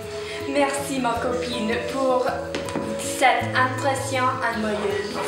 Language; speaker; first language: French; non-native, learner; English